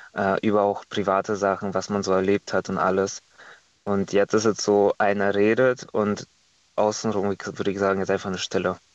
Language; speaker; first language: German; non-native, fluent; Estonian